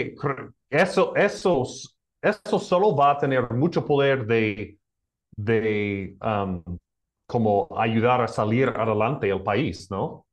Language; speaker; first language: Spanish; non-native, learner; English